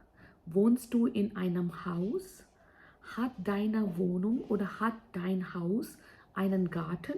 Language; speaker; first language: German; non-native, fluent; Hindi